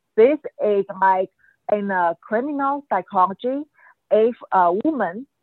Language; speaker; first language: English; non-native, fluent; Chinese